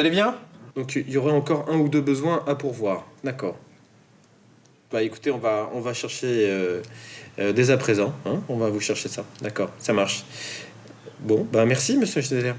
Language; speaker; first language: French; native; French